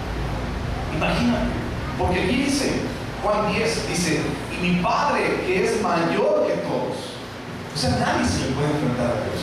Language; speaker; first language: Spanish; native; Spanish